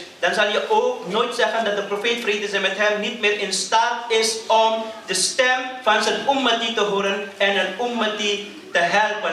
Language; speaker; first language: Dutch; early bilingual, other home language; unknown